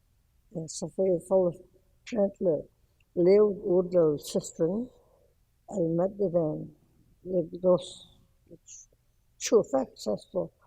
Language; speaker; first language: French; early bilingual, heritage; French